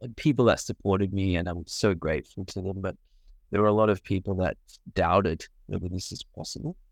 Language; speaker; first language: English; early bilingual, other home language; Sinhala